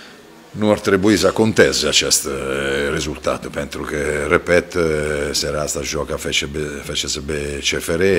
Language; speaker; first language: Romanian; non-native, fluent; Italian